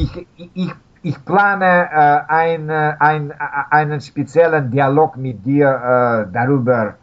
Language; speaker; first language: German; non-native, learner; Russian